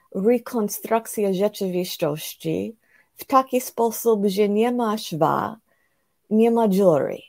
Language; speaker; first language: Polish; non-native, fluent; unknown